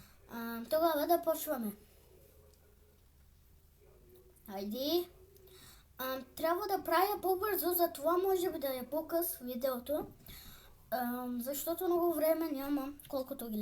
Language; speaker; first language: Bulgarian; non-native, local second language; Turkish